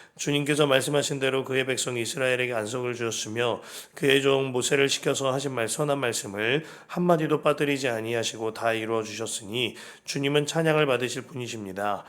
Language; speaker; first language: Korean; native; Korean